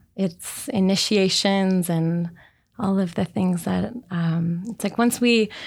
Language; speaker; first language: English; native; English